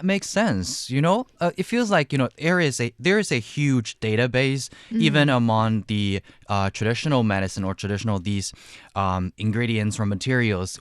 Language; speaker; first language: English; non-native, fluent; Chinese